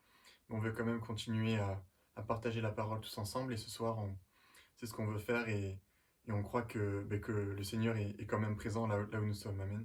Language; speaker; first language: French; native; French